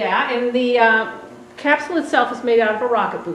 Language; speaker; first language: English; native; English